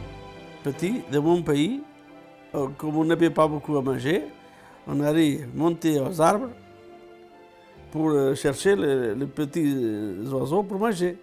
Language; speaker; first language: French; non-native, fluent; Portuguese